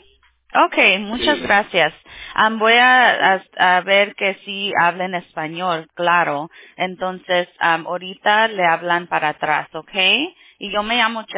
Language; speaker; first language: Spanish; early bilingual, heritage; Spanish